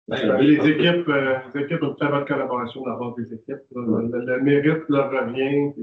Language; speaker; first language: French; native; French